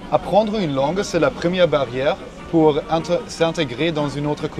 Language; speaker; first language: French; non-native, learner; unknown